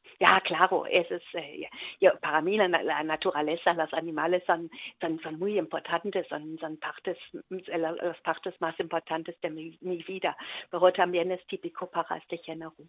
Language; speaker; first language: Spanish; non-native, learner; German